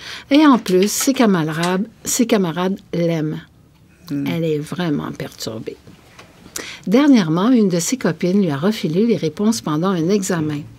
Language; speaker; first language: French; native; French